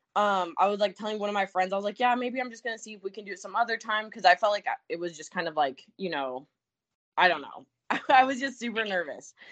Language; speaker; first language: English; native; English